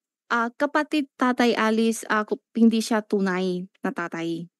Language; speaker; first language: Filipino; non-native, learner; Chinese